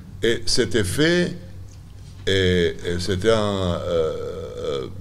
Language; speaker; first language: French; non-native, learner; Serbian